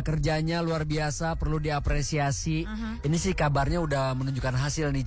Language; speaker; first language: Indonesian; native; Indonesian